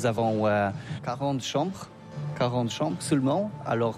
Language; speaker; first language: French; non-native, learner; Polish